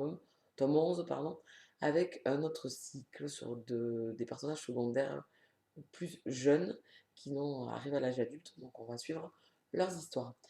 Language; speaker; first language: French; native; French